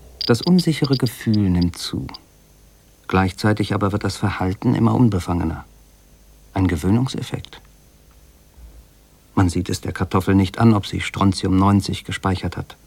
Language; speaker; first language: German; native; German